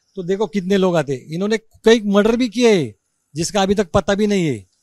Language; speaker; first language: Hindi; non-native, local second language; Marathi